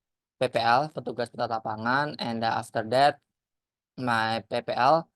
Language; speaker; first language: English; non-native, learner; Indonesian